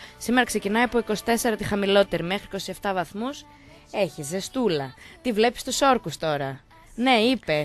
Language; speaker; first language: Greek; native; Greek